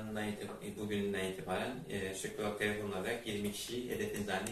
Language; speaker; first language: Turkish; native; Turkish